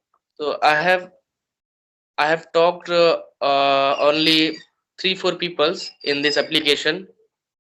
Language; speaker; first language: English; non-native, learner; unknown